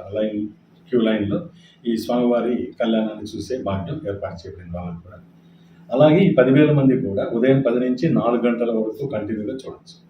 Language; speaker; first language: Telugu; native; Telugu